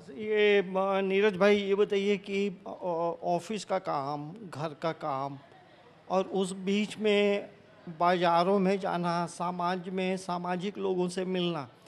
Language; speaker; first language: Hindi; native; Hindi